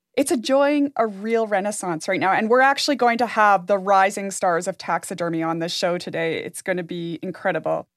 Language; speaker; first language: English; native; English